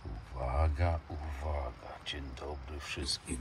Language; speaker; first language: Polish; native; Polish